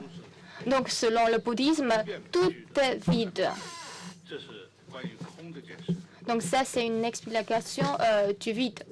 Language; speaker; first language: French; non-native, fluent; Chinese